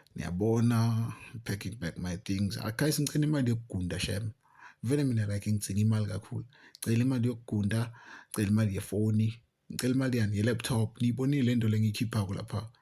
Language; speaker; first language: Zulu; non-native, local second language; Swati